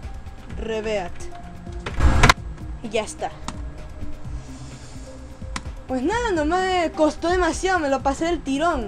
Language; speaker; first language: Spanish; native; Spanish